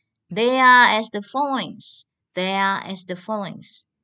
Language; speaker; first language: English; non-native, fluent; Indonesian